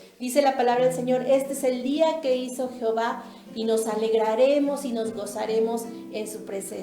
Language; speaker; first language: Spanish; native; Spanish